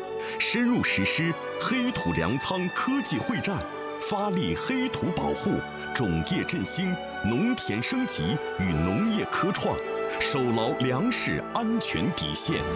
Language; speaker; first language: Chinese; native; Chinese